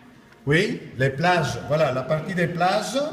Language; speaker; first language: French; non-native, fluent; Spanish